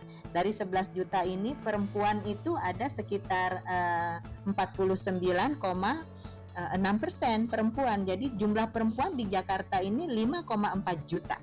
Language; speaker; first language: Indonesian; native; Indonesian